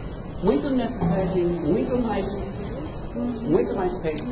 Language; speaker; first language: Portuguese; non-native, learner; English